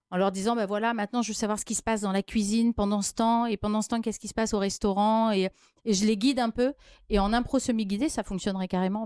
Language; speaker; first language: French; native; French